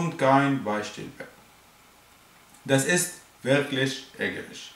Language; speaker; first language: German; non-native, fluent; Arabic